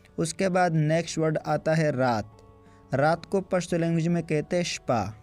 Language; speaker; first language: Urdu; non-native, local second language; Pashto